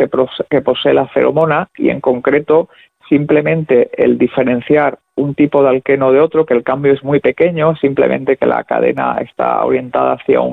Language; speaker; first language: Spanish; native; Spanish